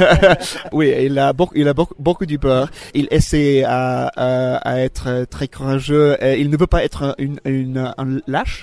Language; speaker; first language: French; non-native, fluent; English